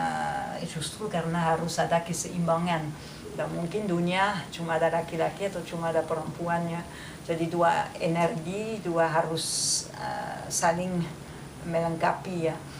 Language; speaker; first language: Indonesian; non-native, fluent; French